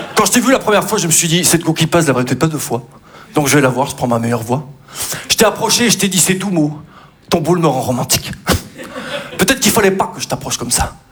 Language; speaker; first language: French; native; French